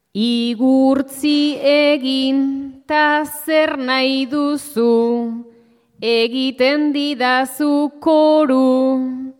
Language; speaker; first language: Basque; native; Basque